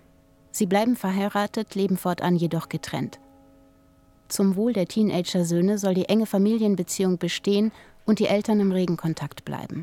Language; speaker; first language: German; native; German